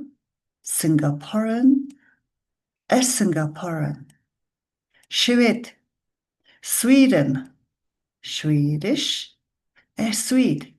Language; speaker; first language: English; non-native, fluent; Mongolian